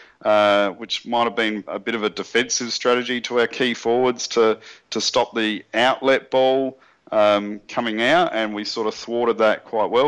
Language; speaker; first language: English; native; English